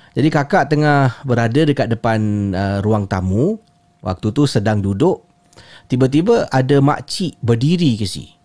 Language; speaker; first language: Malay; native; Malay